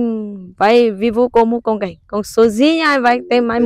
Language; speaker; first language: Portuguese; non-native, learner; Vietnamese